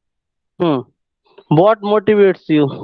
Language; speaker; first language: English; non-native, local second language; Hindi